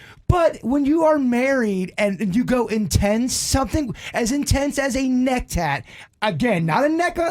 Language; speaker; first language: English; native; English